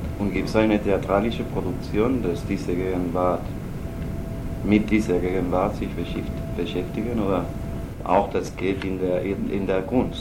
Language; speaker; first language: German; non-native, learner; Spanish